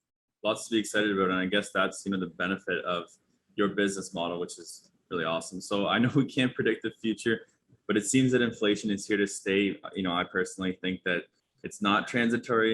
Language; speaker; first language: English; native; English